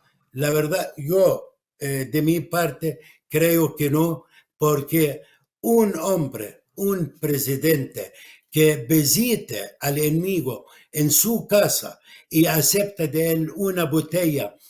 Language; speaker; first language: Spanish; non-native, fluent; Arabic